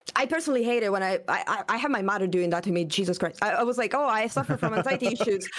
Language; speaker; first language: English; non-native, fluent; Italian